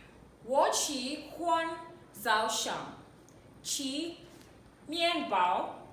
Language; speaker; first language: Chinese; non-native, learner; Tswana